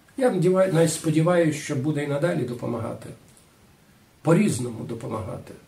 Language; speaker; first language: Ukrainian; non-native, local second language; Rusyn